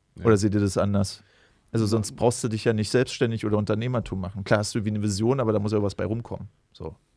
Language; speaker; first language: German; native; German